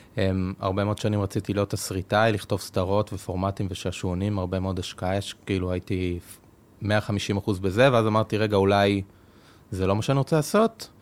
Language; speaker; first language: Hebrew; native; Hebrew